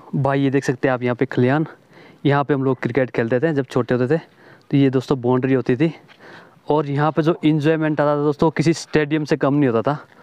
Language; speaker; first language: Hindi; native; Hindi